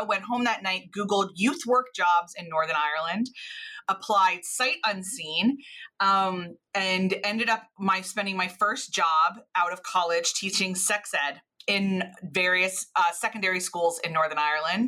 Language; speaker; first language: English; native; English